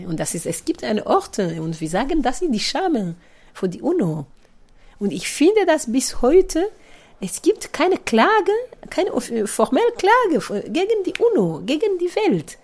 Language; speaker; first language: German; non-native, fluent; Kinyarwanda